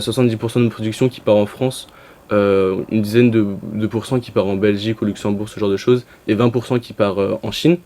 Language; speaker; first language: French; native; French